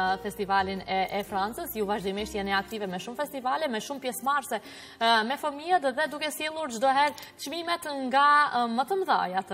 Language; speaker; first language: Albanian; native; Albanian